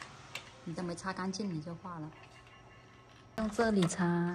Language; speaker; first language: Chinese; native; Chinese